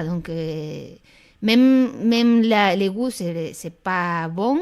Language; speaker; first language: French; non-native, fluent; Spanish